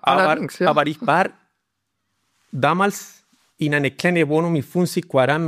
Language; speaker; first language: German; non-native, learner; Spanish